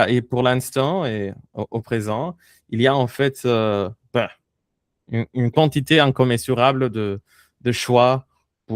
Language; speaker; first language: French; non-native, fluent; Spanish